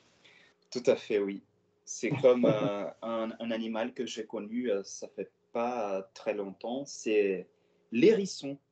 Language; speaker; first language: French; non-native, fluent; Portuguese